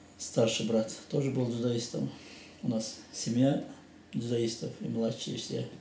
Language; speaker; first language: Russian; non-native, local second language; Chechen